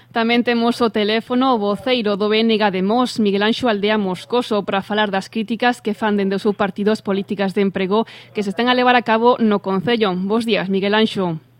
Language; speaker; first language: Galician; native; Galician